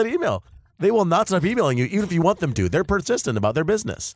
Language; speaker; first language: English; native; English